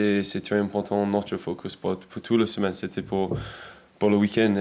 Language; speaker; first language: French; non-native, learner; English